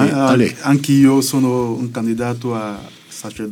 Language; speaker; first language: Italian; non-native, learner; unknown